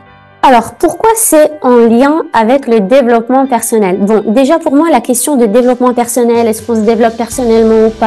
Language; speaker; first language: French; native; French